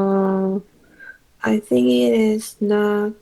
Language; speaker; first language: English; non-native, learner; Chinese